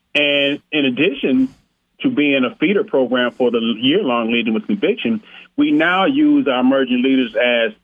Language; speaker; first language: English; native; English